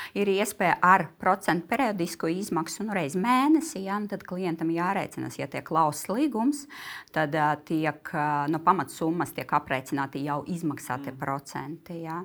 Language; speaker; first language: Latvian; non-native, local second language; Russian